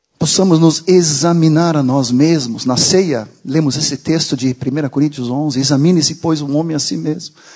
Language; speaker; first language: Portuguese; non-native, fluent; Swedish